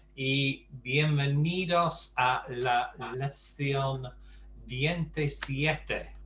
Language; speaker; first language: Spanish; non-native, fluent; English